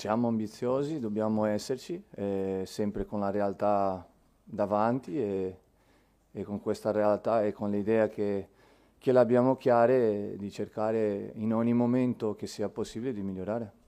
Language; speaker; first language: Italian; non-native, fluent; Portuguese